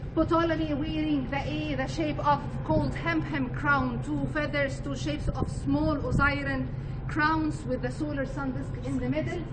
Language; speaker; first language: English; non-native, fluent; Arabic